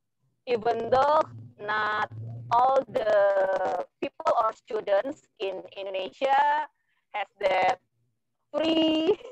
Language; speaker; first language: English; non-native, learner; Indonesian